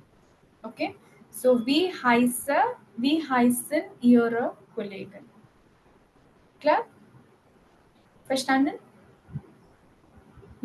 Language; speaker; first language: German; non-native, fluent; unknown